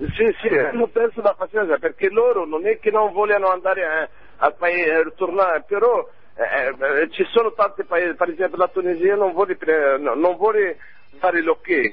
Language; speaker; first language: Italian; non-native, learner; Arabic